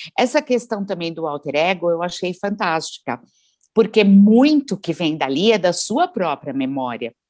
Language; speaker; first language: Portuguese; native; Portuguese